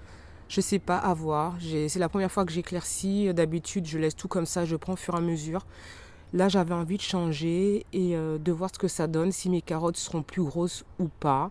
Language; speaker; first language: French; native; French